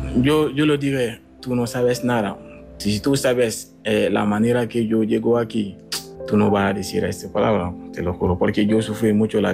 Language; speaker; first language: Spanish; non-native, fluent; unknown